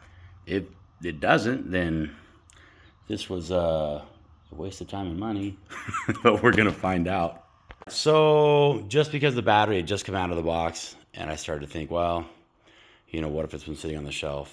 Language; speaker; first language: English; native; English